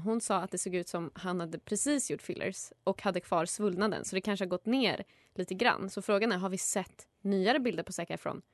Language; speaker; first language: Swedish; native; Swedish